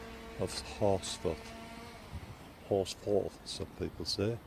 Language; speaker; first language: English; native; English